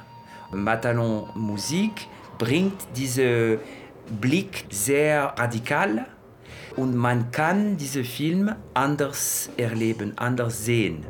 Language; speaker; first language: German; non-native, fluent; French